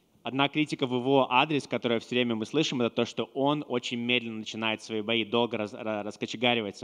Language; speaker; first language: Russian; native; Russian